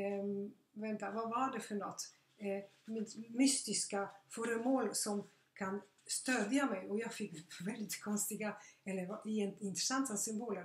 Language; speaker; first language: Swedish; non-native, fluent; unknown